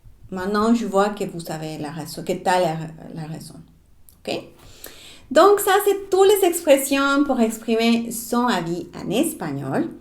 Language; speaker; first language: French; non-native, fluent; Spanish